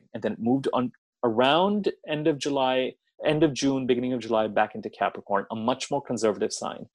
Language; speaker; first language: English; non-native, local second language; Hindi